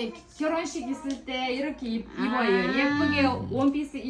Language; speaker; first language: Korean; non-native, learner; Kazakh